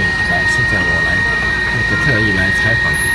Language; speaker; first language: Chinese; non-native, fluent; Japanese